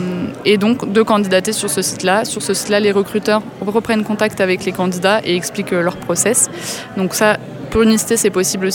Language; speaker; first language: French; native; French